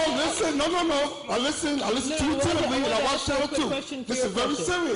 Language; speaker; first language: English; native; English